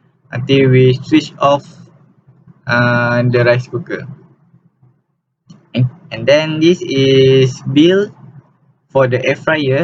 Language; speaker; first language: English; non-native, local second language; Malay